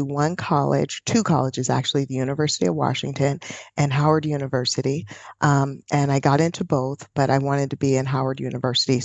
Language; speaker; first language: English; native; English